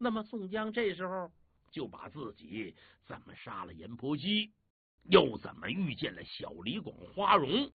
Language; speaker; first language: Chinese; native; Chinese